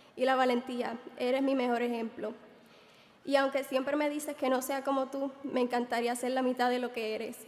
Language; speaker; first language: Spanish; early bilingual, other home language; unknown